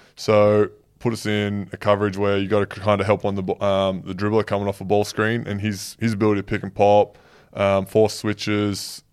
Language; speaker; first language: English; native; English